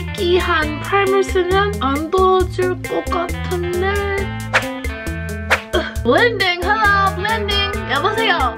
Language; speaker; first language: Korean; non-native, learner; English